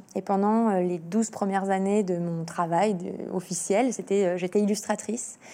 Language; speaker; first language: French; native; French